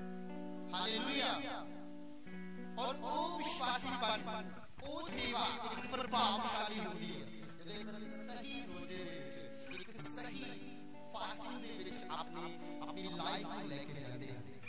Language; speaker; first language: Hindi; non-native, local second language; Punjabi